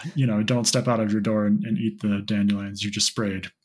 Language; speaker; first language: English; native; English